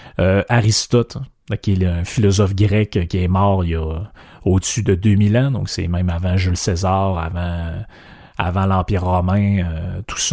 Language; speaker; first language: French; native; French